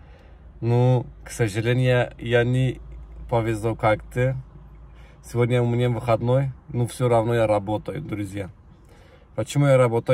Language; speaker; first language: Russian; non-native, learner; Turkish